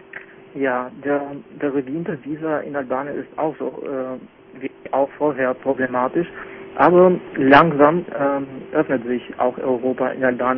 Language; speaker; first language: German; non-native, fluent; Albanian